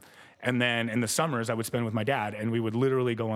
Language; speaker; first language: English; early bilingual, other home language; Spanish